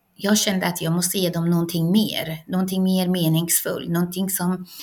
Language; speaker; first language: Swedish; non-native, fluent; Persian